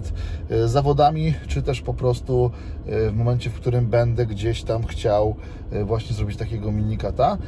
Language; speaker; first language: Polish; native; Polish